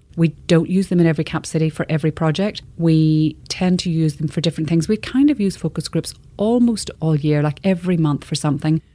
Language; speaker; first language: English; native; English